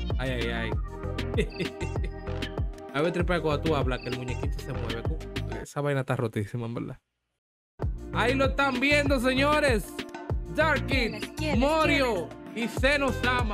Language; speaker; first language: Spanish; native; Spanish